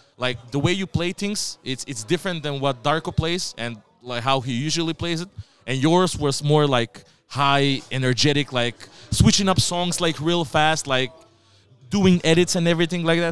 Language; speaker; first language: English; non-native, fluent; Macedonian